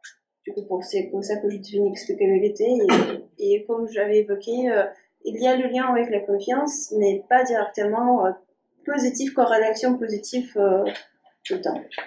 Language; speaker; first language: French; non-native, fluent; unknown